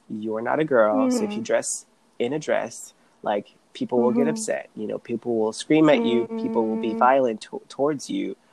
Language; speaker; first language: English; non-native, fluent; Rundi